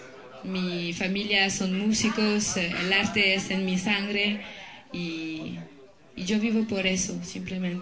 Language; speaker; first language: Spanish; non-native, learner; French